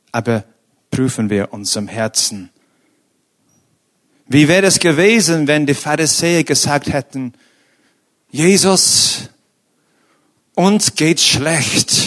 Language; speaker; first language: German; non-native, fluent; English